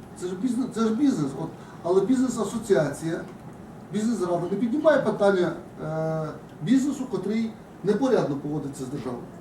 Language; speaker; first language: Ukrainian; native; Ukrainian